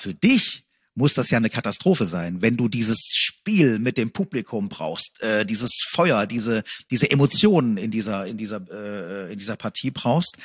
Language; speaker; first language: German; native; German